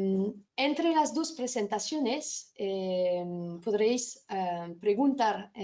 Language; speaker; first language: Spanish; non-native, fluent; French